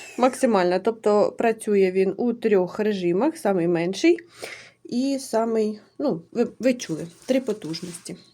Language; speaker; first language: Ukrainian; non-native, local second language; Russian